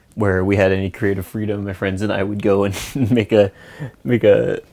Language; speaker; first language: English; native; English